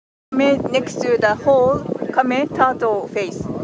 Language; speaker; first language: English; non-native, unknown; Japanese